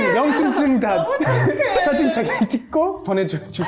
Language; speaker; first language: Korean; non-native, fluent; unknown